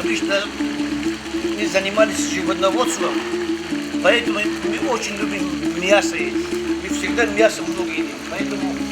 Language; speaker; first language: Russian; non-native, fluent; Tajik